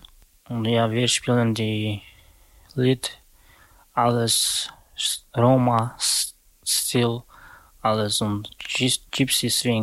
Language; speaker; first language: German; non-native, learner; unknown